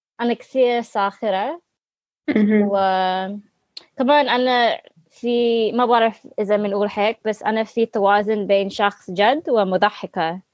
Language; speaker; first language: Arabic; non-native, learner; English